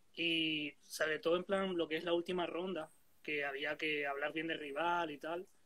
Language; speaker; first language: Spanish; native; Spanish